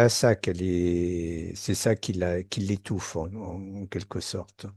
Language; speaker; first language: French; native; French